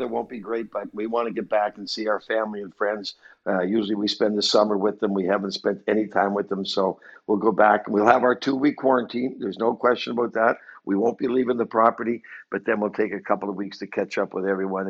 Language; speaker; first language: English; native; English